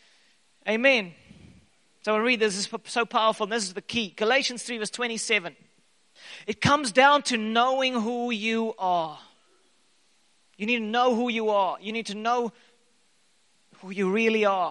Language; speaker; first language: English; native; English